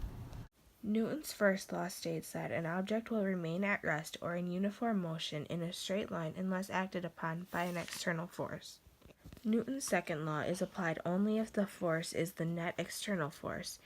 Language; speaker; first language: English; native; English